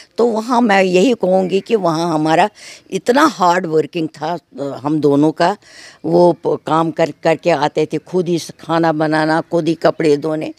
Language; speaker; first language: Urdu; non-native, local second language; Kashmiri